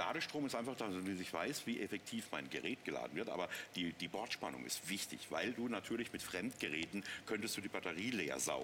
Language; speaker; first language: German; native; German